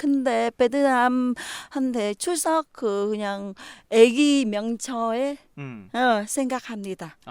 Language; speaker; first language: Korean; non-native, learner; Vietnamese